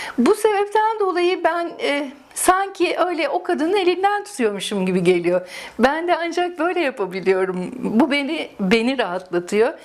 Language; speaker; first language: Turkish; early bilingual, heritage; Turkish